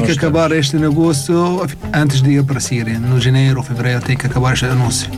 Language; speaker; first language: Portuguese; non-native, fluent; Arabic